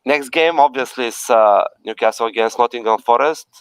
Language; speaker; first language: English; non-native, fluent; Bulgarian